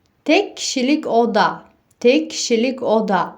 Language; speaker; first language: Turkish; non-native, fluent; Uzbek